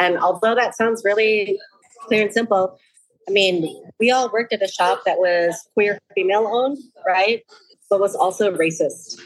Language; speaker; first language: English; native; English